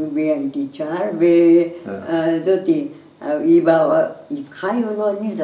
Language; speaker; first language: Hebrew; non-native, learner; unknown